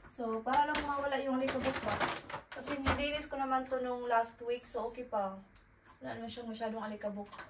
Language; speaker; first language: Filipino; non-native, local second language; Cebuano